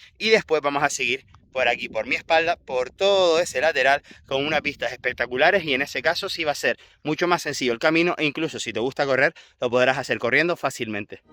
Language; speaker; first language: Spanish; native; Spanish